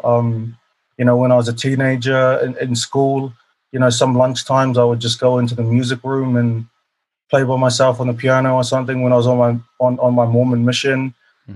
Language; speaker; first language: English; native; English